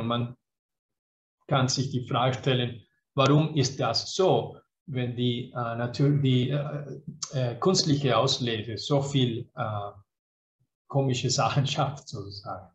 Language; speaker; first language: German; non-native, fluent; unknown